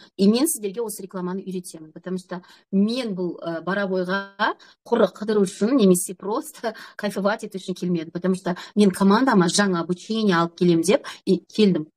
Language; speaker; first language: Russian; non-native, local second language; Kazakh